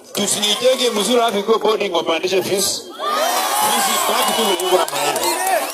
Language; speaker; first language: Swahili; non-native, local second language; Luyia